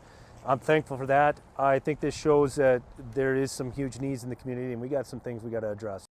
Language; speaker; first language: English; native; English